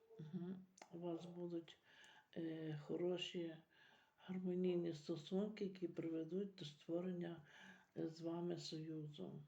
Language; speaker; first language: Ukrainian; native; Ukrainian